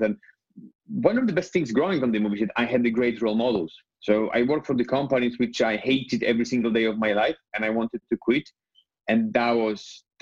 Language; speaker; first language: English; non-native, fluent; Polish